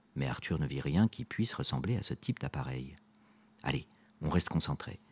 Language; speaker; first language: French; native; French